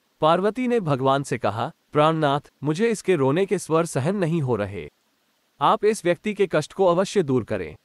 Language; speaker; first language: Hindi; non-native, local second language; Gujarati